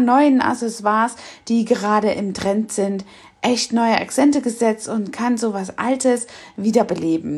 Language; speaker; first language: German; native; German